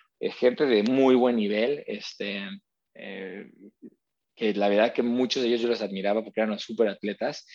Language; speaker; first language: Spanish; native; Spanish